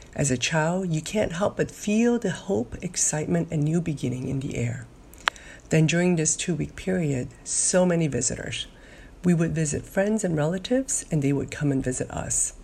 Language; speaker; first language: English; non-native, local second language; Cantonese